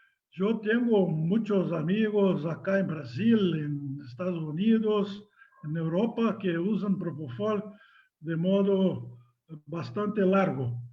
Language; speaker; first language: Spanish; non-native, learner; Portuguese